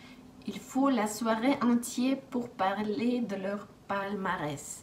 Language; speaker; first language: French; non-native, fluent; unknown